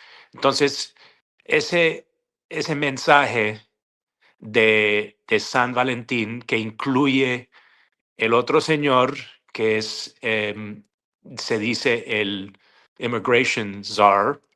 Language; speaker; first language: Spanish; non-native, fluent; English